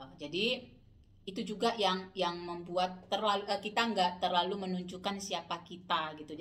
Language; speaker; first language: Indonesian; native; Indonesian